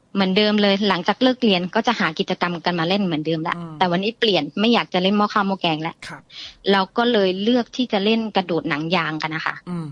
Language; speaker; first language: Thai; native; Thai